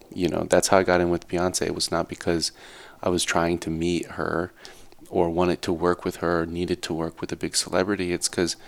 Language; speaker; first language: English; native; English